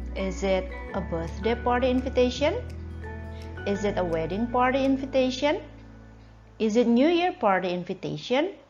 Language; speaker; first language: English; non-native, fluent; Indonesian